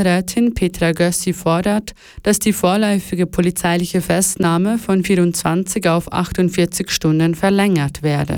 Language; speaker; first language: German; native; German